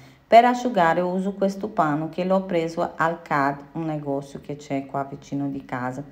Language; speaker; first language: Italian; non-native, fluent; Portuguese